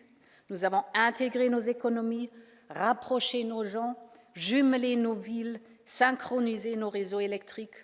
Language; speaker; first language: French; non-native, fluent; German